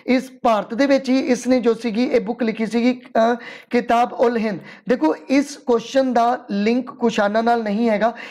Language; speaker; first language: Hindi; non-native, local second language; Punjabi